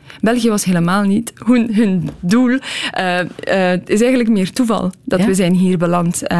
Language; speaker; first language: Dutch; early bilingual, other home language; Polish